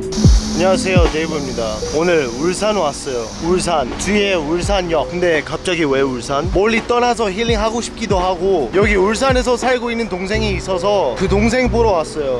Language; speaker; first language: Korean; non-native, fluent; English